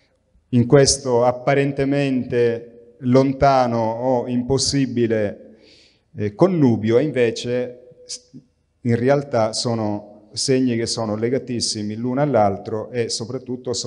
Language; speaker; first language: Italian; native; Italian